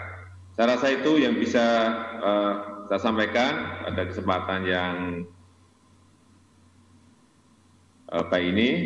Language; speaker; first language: Indonesian; non-native, local second language; Javanese